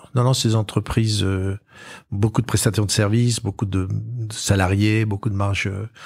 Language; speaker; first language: French; native; French